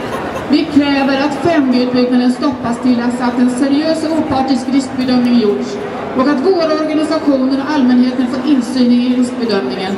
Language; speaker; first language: Swedish; native; Swedish